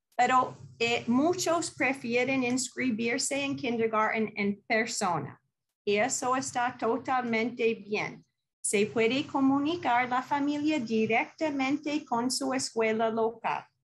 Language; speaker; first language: Spanish; non-native, fluent; English